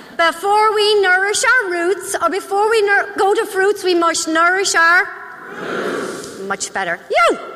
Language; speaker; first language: English; native; English